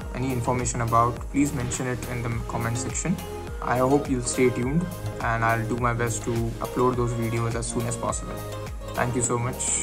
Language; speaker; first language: English; non-native, local second language; Marathi